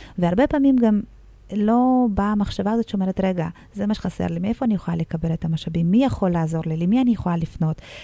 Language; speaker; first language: Hebrew; early bilingual, other home language; Russian